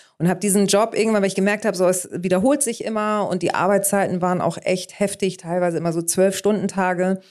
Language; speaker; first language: German; early bilingual, other home language; Greek